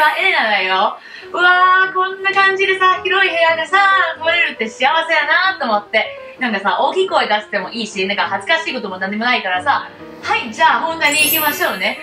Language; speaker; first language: Japanese; non-native, fluent; Cantonese